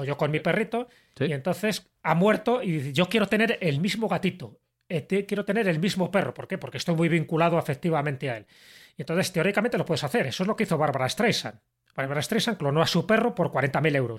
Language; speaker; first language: Spanish; native; Spanish